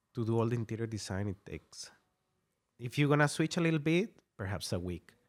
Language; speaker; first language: English; non-native, fluent; Spanish